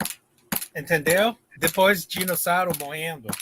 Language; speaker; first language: Portuguese; non-native, learner; English